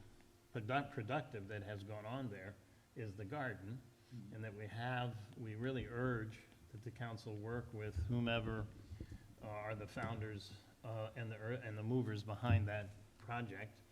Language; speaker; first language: English; native; English